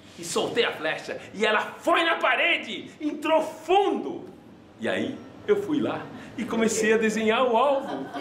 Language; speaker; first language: Portuguese; non-native, fluent; French